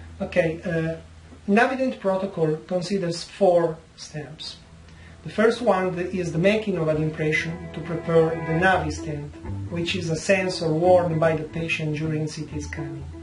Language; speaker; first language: English; non-native, fluent; Italian